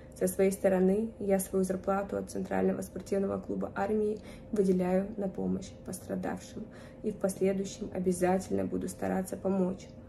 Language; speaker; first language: Russian; native; Russian